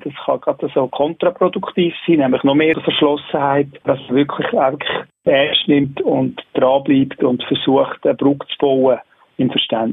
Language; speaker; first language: German; native; German